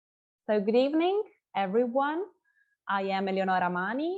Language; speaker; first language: English; non-native, fluent; Italian